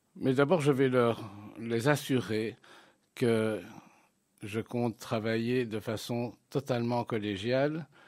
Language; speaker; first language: French; native; French